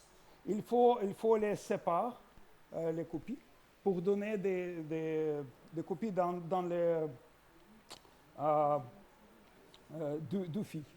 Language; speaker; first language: French; non-native, learner; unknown